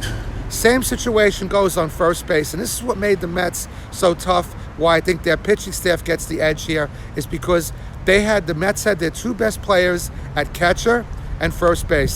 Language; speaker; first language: English; native; English